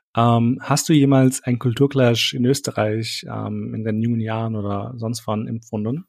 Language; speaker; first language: German; early bilingual, other home language; Albanian